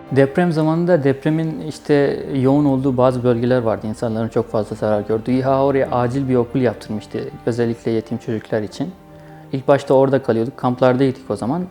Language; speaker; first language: Turkish; non-native, fluent; Urdu